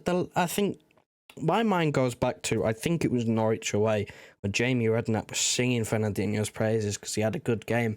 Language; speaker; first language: English; native; English